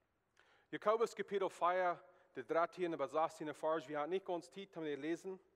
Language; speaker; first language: German; non-native, learner; Plautdietsch